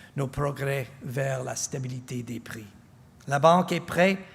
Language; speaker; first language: French; non-native, fluent; English